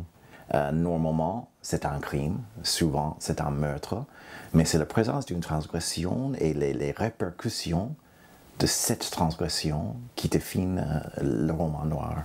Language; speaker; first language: French; non-native, fluent; English